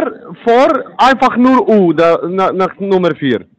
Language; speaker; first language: German; non-native, fluent; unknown